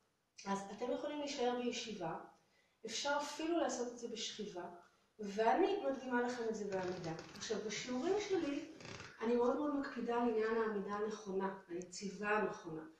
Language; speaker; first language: Hebrew; native; Hebrew